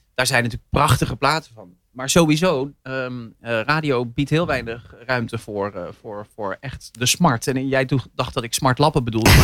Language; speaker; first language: Dutch; native; Dutch